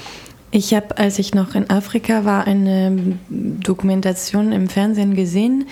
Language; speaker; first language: German; non-native, fluent; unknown